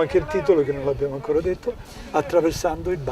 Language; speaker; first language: Italian; native; Italian